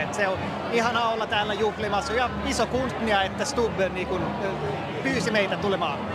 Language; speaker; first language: Finnish; non-native, local second language; Swedish